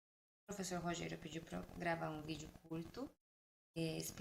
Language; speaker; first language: Portuguese; non-native, fluent; Spanish